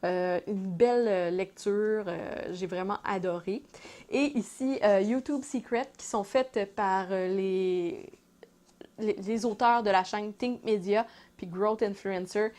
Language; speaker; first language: French; native; French